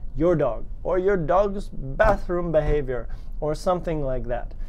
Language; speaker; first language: English; native; English